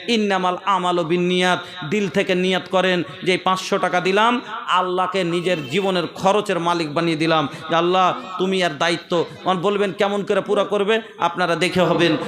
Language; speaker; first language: Bangla; non-native, local second language; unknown